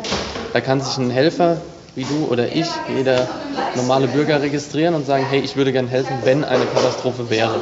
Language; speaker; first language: German; native; German